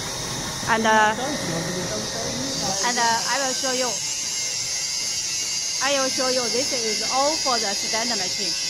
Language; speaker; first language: English; non-native, learner; Chinese